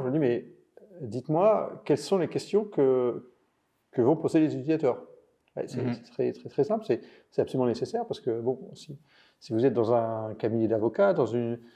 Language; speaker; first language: French; native; French